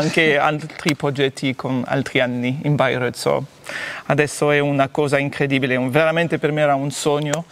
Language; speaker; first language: Italian; non-native, fluent; French